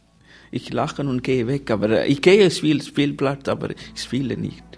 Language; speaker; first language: German; non-native, learner; Tamil